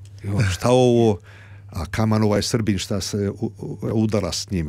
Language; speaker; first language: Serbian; early bilingual, heritage; Croatian